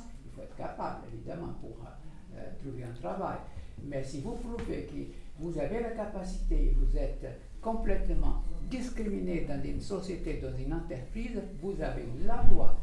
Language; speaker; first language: French; non-native, fluent; Portuguese